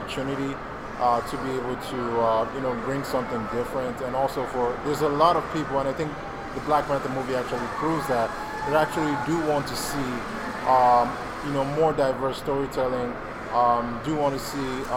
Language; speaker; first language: English; non-native, local second language; Yoruba